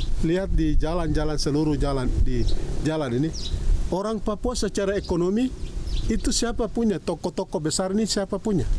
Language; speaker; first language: Indonesian; non-native, local second language; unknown